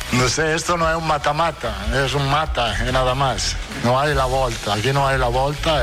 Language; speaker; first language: Portuguese; non-native, fluent; Italian